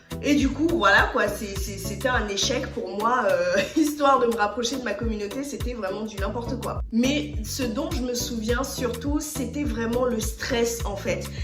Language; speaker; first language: French; early bilingual, other home language; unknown